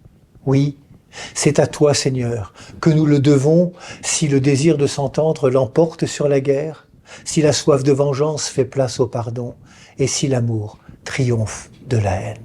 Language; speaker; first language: French; native; French